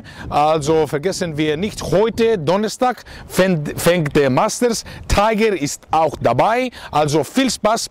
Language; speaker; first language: German; non-native, learner; Greek